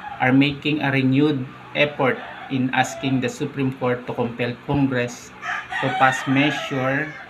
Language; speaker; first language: English; non-native, local second language; Filipino